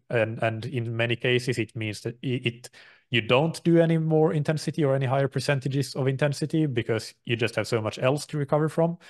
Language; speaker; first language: English; non-native, fluent; Finnish